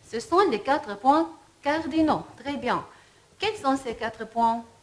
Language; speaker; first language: French; non-native, fluent; Arabic